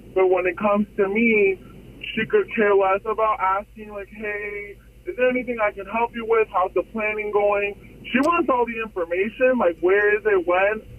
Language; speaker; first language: English; native; English